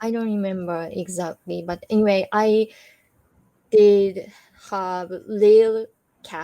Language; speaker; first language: English; non-native, learner; Japanese